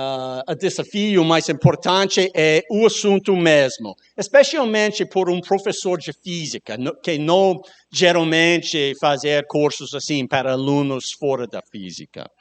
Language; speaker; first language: Portuguese; non-native, learner; English